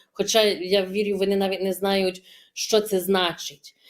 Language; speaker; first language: Ukrainian; early bilingual, heritage; Ukrainian